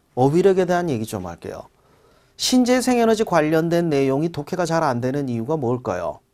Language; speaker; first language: Korean; native; Korean